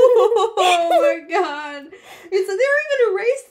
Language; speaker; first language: English; native; English